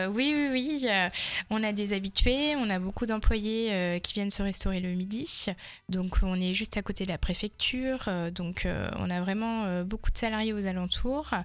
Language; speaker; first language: French; native; French